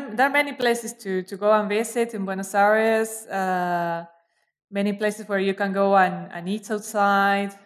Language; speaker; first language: English; non-native, fluent; Spanish